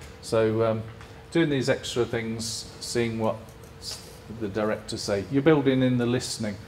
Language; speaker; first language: English; native; English